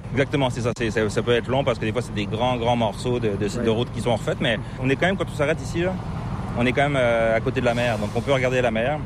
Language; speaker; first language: French; native; French